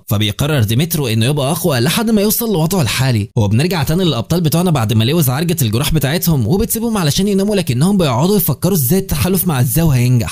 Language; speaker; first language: Arabic; native; Arabic